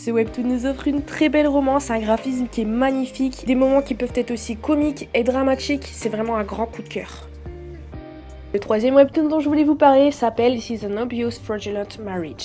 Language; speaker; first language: French; native; French